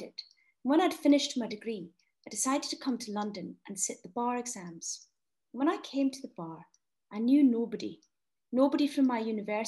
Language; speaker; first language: English; native; English